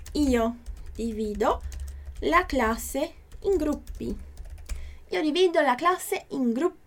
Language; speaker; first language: Italian; non-native, fluent; Portuguese